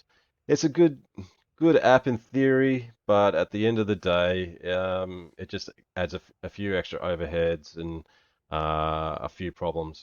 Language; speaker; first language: English; native; English